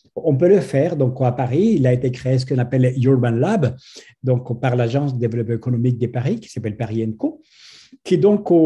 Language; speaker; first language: French; non-native, fluent; Spanish